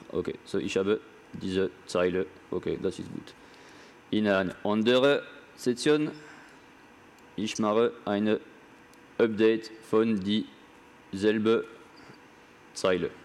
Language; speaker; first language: German; non-native, learner; French